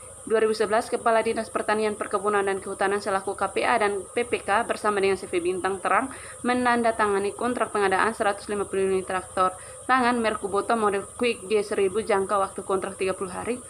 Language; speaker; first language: Indonesian; native; Indonesian